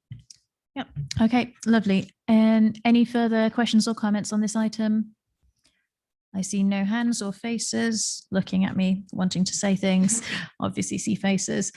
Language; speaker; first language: English; native; English